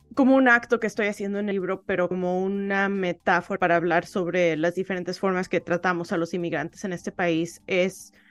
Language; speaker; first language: Spanish; early bilingual, heritage; Spanish